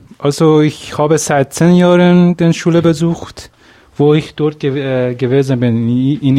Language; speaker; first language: German; non-native, learner; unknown